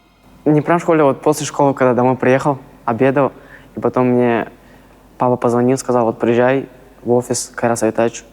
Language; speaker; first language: Russian; native; Russian